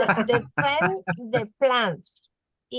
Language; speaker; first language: English; non-native, learner; Spanish